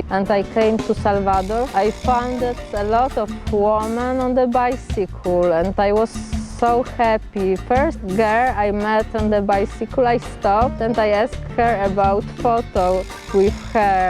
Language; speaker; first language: English; non-native, fluent; Polish